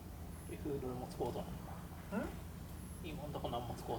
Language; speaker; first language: Japanese; native; Japanese